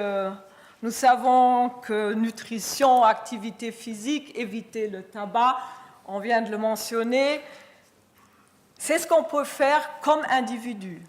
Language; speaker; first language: French; non-native, fluent; German